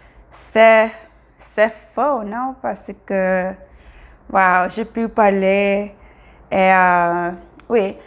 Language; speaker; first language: French; non-native, learner; English